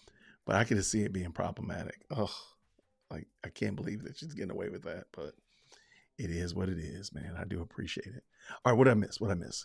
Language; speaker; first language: English; native; English